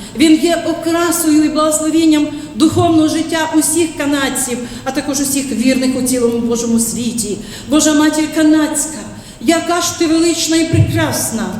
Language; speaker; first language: Ukrainian; native; Ukrainian